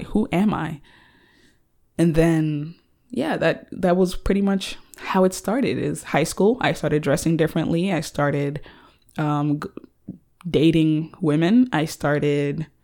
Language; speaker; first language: English; early bilingual, other home language; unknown